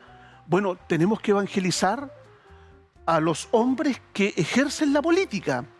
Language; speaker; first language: Spanish; native; Spanish